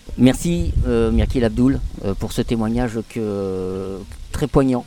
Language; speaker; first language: French; native; French